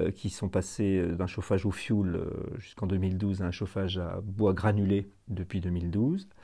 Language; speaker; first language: French; native; French